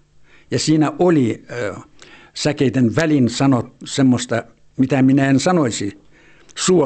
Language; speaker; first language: Finnish; early bilingual, heritage; Finnish